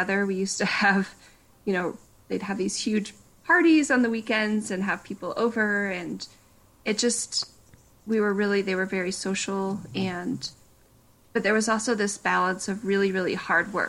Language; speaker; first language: English; native; English